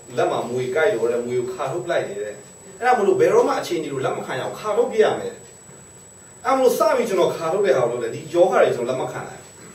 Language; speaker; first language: Burmese; non-native, local second language; Hakha Chin